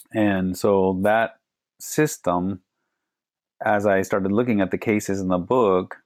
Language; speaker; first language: English; native; English